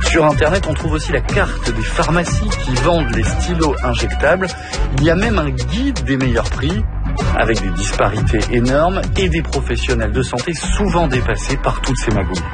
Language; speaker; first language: French; native; French